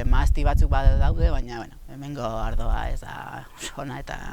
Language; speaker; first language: Basque; non-native, local second language; Spanish